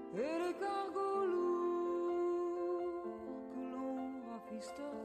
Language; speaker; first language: French; native; French